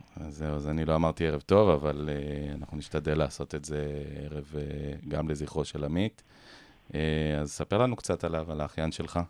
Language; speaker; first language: Hebrew; native; Hebrew